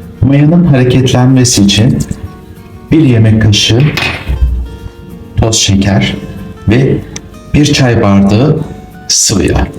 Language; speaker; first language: Turkish; native; Turkish